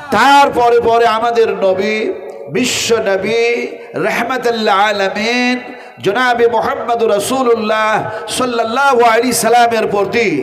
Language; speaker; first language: Bangla; non-native, local second language; Urdu